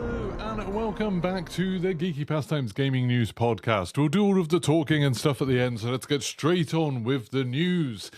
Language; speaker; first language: English; native; English